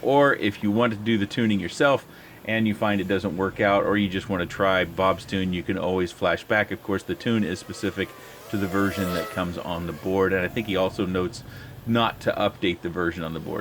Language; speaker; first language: English; native; English